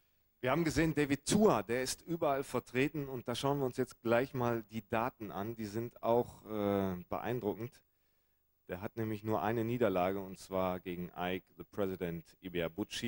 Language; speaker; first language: German; native; German